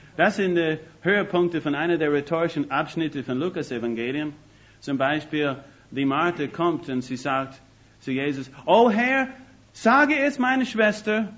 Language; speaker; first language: German; non-native, fluent; English